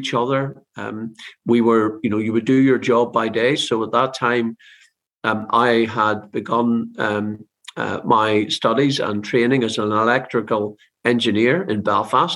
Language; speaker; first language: English; native; English